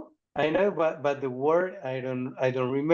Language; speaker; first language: English; non-native, learner; Spanish